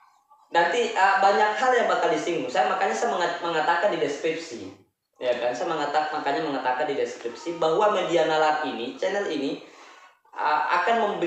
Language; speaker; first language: Indonesian; native; Indonesian